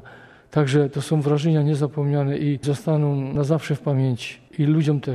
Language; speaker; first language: Polish; native; Polish